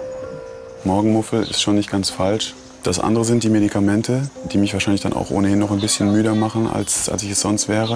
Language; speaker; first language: German; native; German